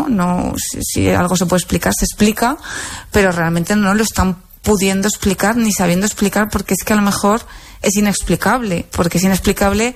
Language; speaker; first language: Spanish; native; Spanish